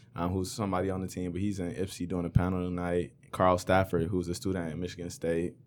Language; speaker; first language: English; native; English